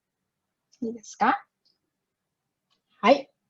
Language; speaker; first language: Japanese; non-native, fluent; Chinese